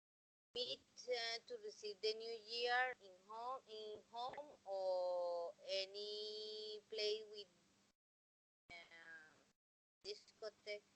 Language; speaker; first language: English; non-native, learner; Spanish